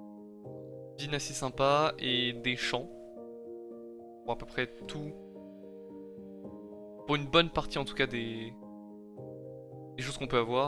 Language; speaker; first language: French; native; French